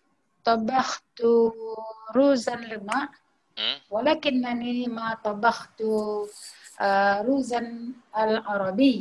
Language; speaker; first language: Arabic; non-native, learner; Malay